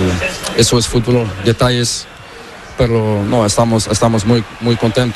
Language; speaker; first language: Spanish; non-native, learner; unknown